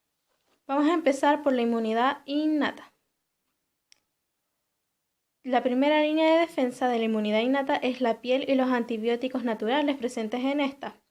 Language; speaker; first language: Spanish; native; Spanish